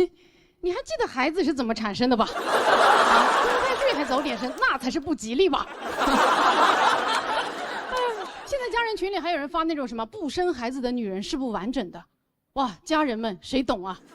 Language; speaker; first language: Chinese; native; Chinese